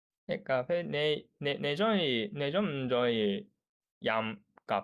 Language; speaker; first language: Cantonese; non-native, learner; Japanese